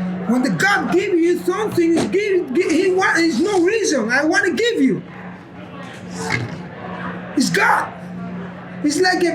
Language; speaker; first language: English; non-native, learner; Spanish